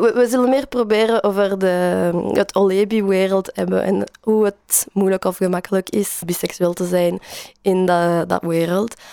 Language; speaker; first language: Dutch; non-native, learner; French